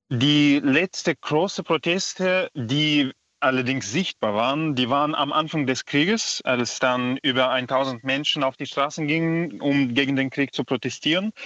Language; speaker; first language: German; non-native, fluent; Belarusian